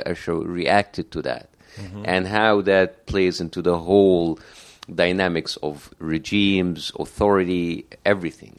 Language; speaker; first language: English; non-native, fluent; Arabic